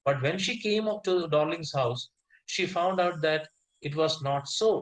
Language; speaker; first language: English; non-native, local second language; Malayalam